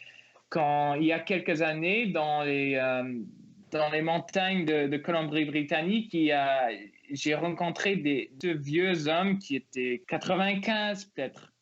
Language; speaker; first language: French; non-native, local second language; English